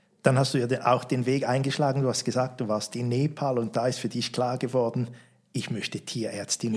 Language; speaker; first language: German; native; German